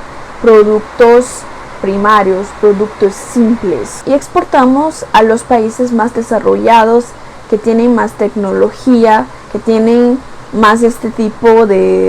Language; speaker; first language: Spanish; non-native, fluent; Portuguese